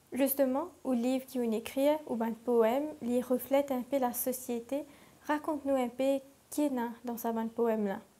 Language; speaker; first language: French; non-native, local second language; Morisyen